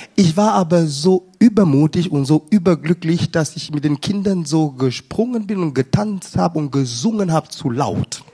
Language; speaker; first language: German; non-native, fluent; French